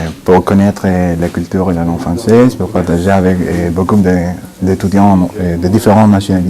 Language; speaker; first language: French; non-native, fluent; Spanish